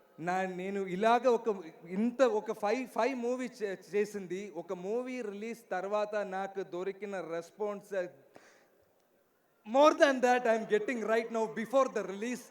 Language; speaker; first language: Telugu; non-native, learner; Malayalam